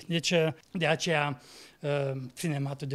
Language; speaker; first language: Romanian; non-native, local second language; Hungarian